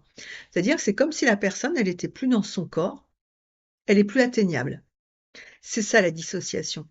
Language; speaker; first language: French; native; French